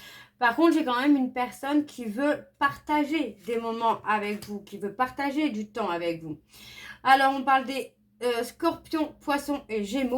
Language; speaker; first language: French; native; French